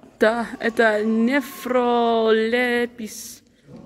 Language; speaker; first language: Russian; non-native, learner; English